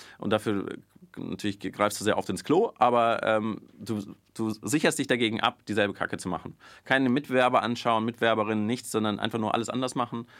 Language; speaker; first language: German; early bilingual, other home language; Russian